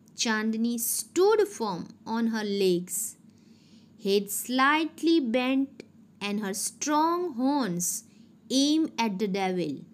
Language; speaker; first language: English; non-native, local second language; Gujarati